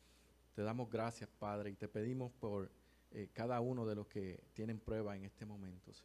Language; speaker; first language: Spanish; native; Spanish